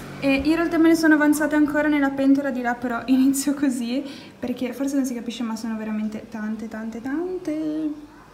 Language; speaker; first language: Italian; native; Italian